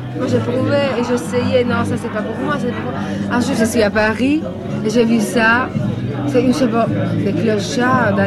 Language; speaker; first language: French; non-native, learner; Italian